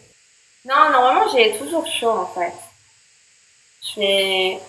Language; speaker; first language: French; native; French